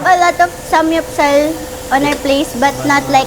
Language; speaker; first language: English; non-native, local second language; Filipino